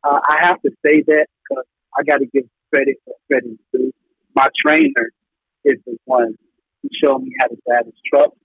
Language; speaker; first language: English; native; English